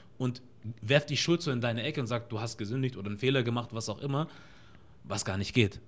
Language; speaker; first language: German; native; German